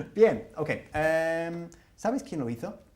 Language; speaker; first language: Spanish; non-native, fluent; English